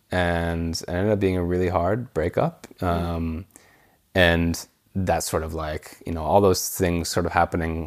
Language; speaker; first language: English; native; English